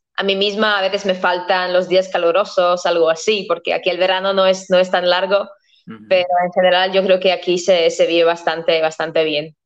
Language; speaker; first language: Spanish; non-native, fluent; Latvian